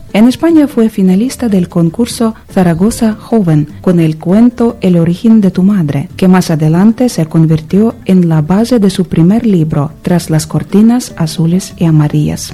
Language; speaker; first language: Spanish; non-native, fluent; Ukrainian